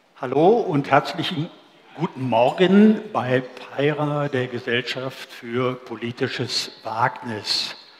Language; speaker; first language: German; native; German